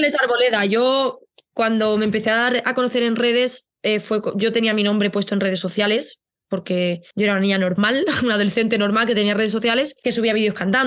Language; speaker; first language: Spanish; native; Spanish